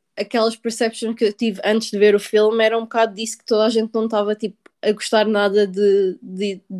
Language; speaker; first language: Portuguese; early bilingual, heritage; Portuguese